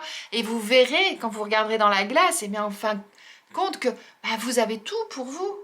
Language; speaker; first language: French; native; French